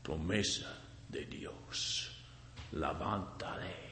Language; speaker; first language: Spanish; non-native, learner; English